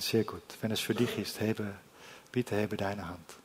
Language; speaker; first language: German; non-native, learner; Dutch